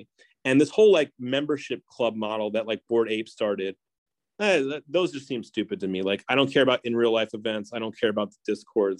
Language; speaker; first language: English; native; English